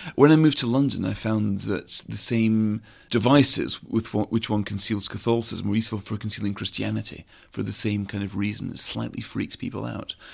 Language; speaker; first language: English; native; English